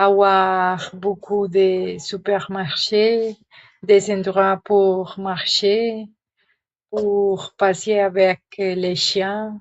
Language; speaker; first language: French; non-native, learner; Spanish